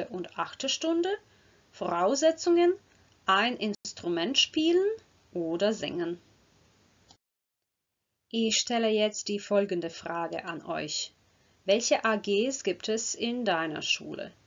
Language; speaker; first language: German; non-native, fluent; Croatian